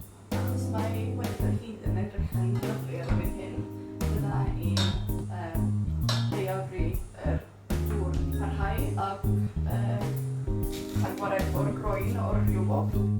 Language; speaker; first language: Welsh; non-native, learner; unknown